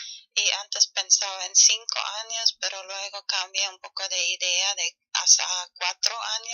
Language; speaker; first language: Spanish; non-native, learner; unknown